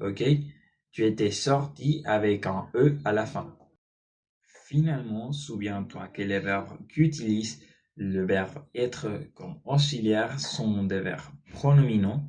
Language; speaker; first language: French; non-native, learner; Spanish